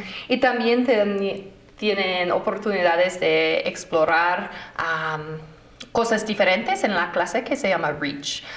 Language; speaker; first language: Spanish; non-native, fluent; English